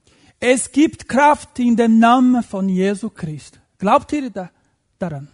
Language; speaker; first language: German; non-native, fluent; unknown